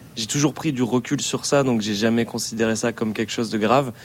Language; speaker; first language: French; native; French